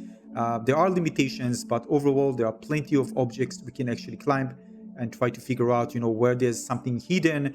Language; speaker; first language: English; non-native, fluent; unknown